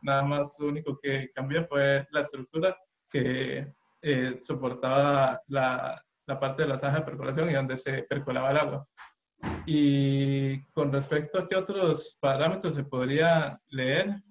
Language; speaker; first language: Spanish; native; Spanish